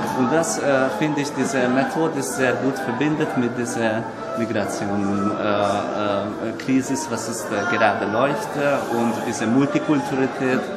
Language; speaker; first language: German; non-native, learner; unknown